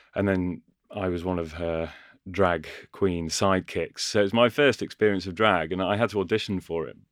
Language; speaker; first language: English; native; English